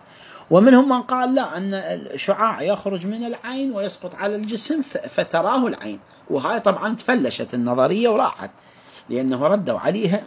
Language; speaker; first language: Arabic; native; Arabic